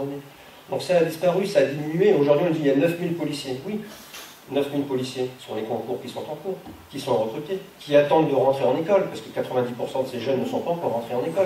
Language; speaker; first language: French; native; French